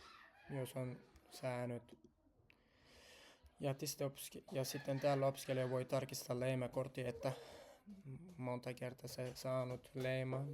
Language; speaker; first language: Finnish; non-native, learner; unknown